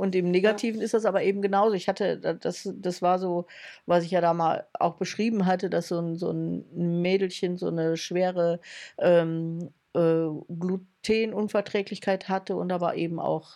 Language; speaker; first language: German; native; German